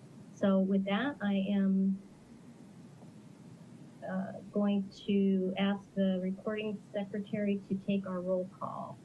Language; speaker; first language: English; native; English